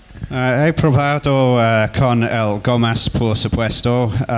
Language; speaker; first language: Spanish; non-native, learner; English